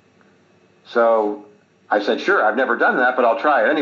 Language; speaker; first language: English; native; English